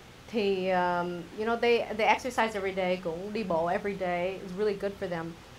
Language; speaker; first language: English; early bilingual, other home language; Vietnamese